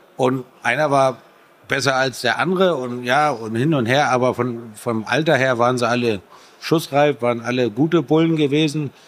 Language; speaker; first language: German; native; German